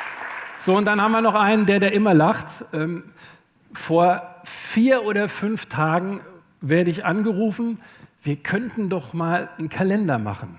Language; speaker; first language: German; native; German